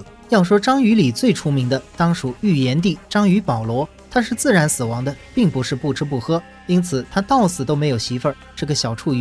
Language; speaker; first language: Chinese; native; Chinese